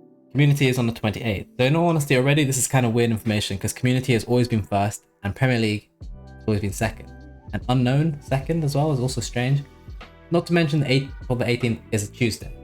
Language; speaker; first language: English; native; English